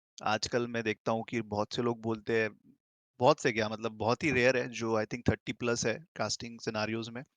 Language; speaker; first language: Hindi; native; Hindi